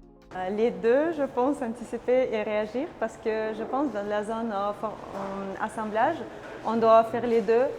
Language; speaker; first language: French; non-native, learner; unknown